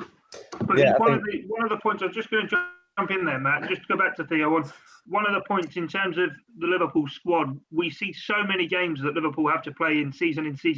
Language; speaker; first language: English; native; English